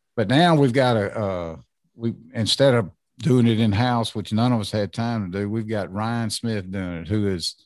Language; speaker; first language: English; native; English